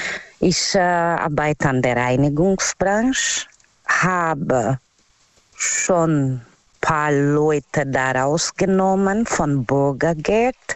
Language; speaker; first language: German; non-native, learner; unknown